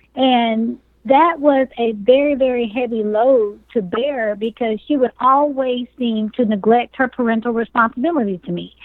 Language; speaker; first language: English; native; English